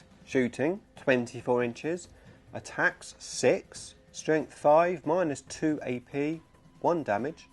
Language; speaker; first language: English; native; English